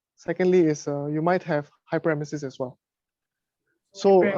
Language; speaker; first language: English; non-native, local second language; Chinese